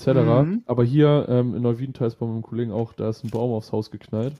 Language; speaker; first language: German; native; German